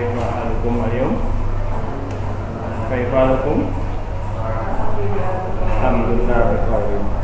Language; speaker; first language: Arabic; non-native, fluent; Indonesian